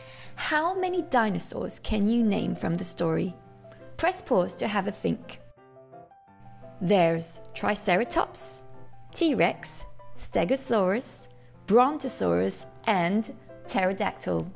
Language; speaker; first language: English; native; English